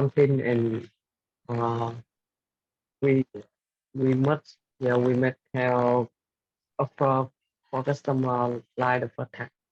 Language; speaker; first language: English; non-native, learner; Vietnamese